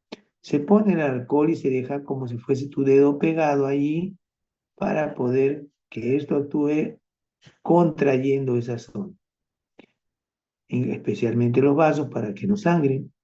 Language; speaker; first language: Spanish; native; Spanish